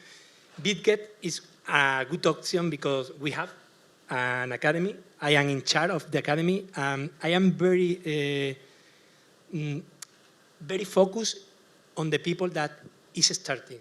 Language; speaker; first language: English; non-native, learner; Spanish